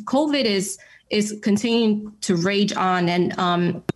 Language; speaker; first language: English; native; English